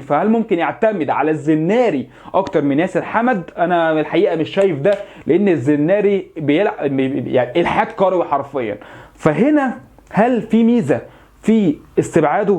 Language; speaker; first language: Arabic; native; Arabic